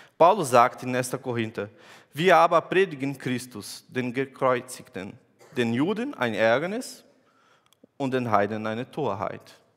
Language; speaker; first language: German; non-native, fluent; Portuguese